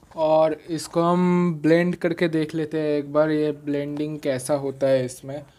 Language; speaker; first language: Hindi; non-native, local second language; Bangla